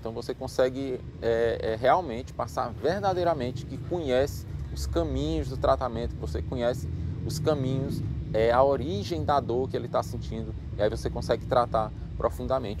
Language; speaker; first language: Portuguese; native; Portuguese